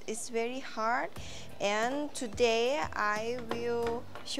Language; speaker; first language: English; non-native, learner; Thai